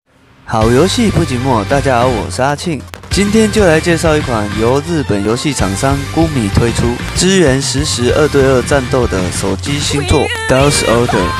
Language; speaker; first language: Chinese; native; Chinese